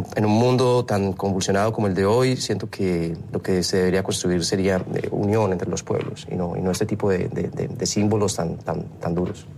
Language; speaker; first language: Spanish; native; Spanish